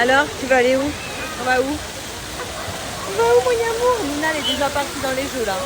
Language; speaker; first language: French; native; French